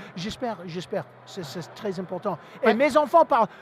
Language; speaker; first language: French; non-native, learner; English